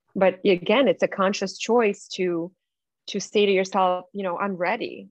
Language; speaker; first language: English; non-native, fluent; Russian